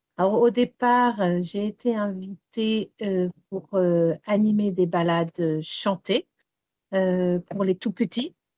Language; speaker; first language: French; non-native, local second language; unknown